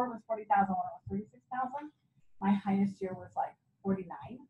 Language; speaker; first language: English; native; English